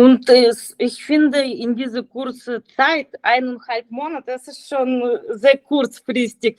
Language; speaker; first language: German; non-native, learner; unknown